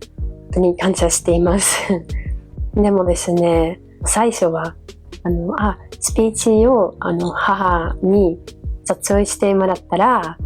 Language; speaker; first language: Japanese; non-native, fluent; Dutch